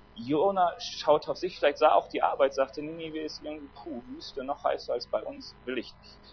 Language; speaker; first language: German; native; German